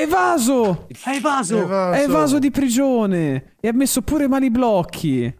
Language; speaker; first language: Italian; native; Italian